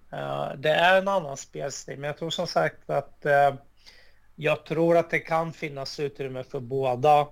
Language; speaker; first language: Swedish; early bilingual, other home language; Arabic